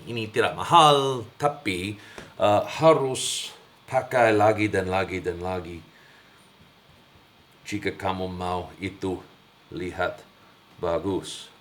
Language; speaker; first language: Indonesian; non-native, learner; English